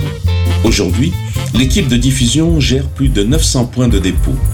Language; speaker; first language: French; native; French